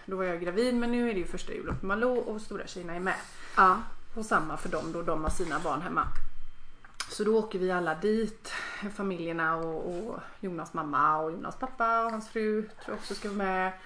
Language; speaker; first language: Swedish; native; Swedish